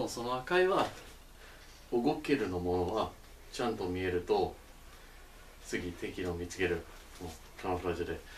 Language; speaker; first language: Japanese; non-native, learner; English